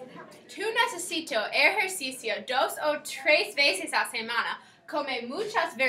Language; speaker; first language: Spanish; non-native, learner; English